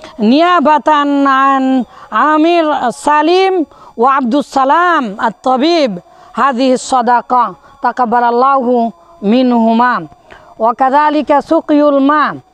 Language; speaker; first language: Arabic; non-native, fluent; Bangla